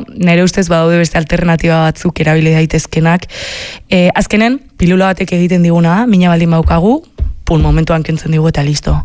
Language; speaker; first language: Basque; native; Basque